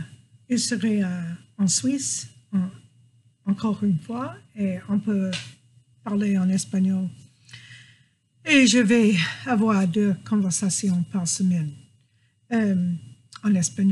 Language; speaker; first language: French; non-native, fluent; English